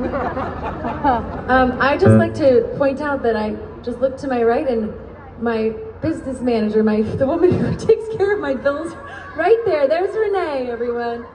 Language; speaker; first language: English; native; English